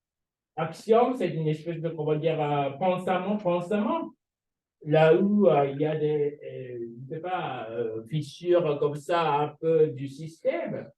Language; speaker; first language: French; non-native, fluent; Japanese